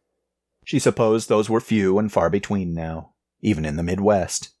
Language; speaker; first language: English; native; English